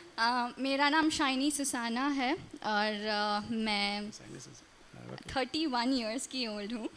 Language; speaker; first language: Hindi; non-native, local second language; Kannada